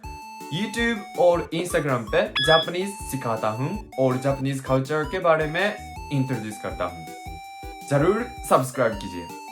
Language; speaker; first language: Hindi; non-native, learner; Japanese